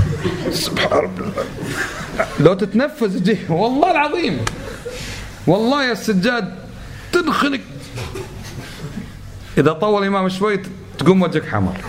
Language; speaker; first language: Arabic; native; Arabic